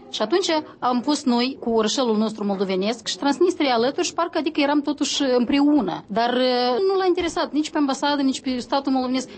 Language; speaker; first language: Romanian; native; Romanian